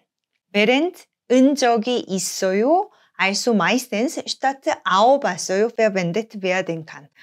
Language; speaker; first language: German; non-native, fluent; Korean